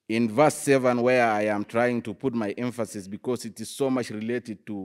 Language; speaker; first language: English; non-native, fluent; Arabic